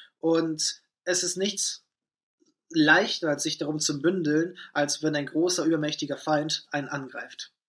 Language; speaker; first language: German; non-native, fluent; Russian